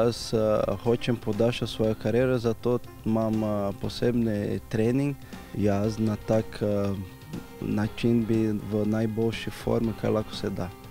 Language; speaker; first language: Slovenian; non-native, learner; Portuguese